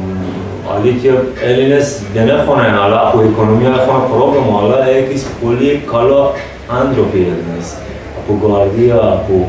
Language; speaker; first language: Greek; non-native, learner; Persian